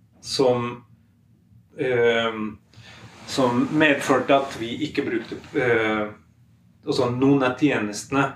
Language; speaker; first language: Norwegian; non-native, fluent; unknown